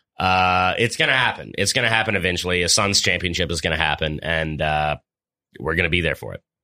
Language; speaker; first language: English; native; English